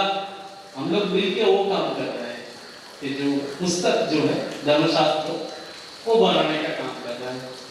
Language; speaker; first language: Hindi; non-native, local second language; Bangla